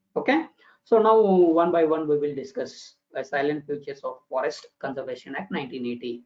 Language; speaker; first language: English; non-native, local second language; Kannada